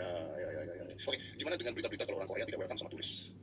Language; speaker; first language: Indonesian; native; Indonesian